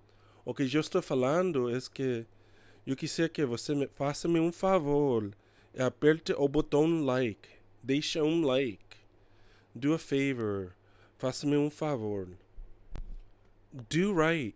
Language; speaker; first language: Portuguese; non-native, learner; English